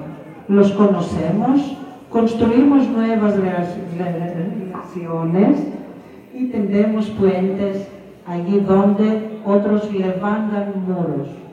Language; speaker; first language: Spanish; non-native, fluent; Greek